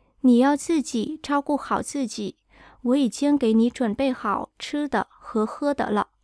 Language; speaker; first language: Chinese; non-native, fluent; Vietnamese